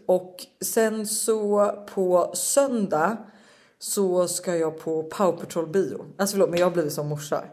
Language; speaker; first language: Swedish; native; Swedish